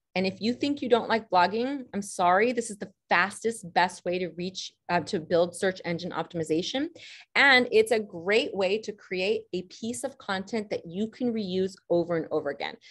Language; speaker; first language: English; native; English